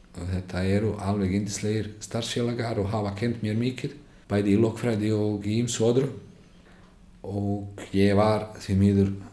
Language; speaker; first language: Icelandic; non-native, fluent; Bosnian